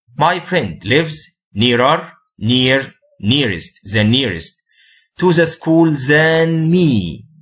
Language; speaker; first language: English; non-native, fluent; Arabic